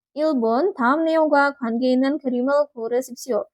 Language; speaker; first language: Korean; non-native, fluent; Indonesian